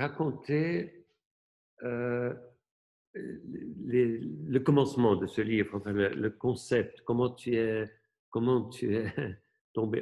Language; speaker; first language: French; non-native, local second language; German